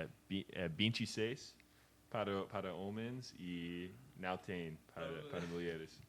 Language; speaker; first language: Portuguese; non-native, learner; English